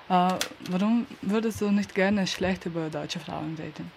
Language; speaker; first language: German; non-native, learner; Slovenian